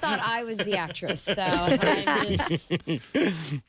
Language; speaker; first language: English; native; English